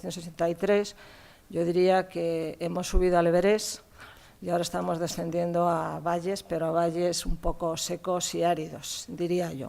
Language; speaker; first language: Spanish; native; Spanish